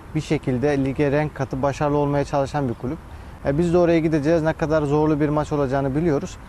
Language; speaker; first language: Turkish; native; Turkish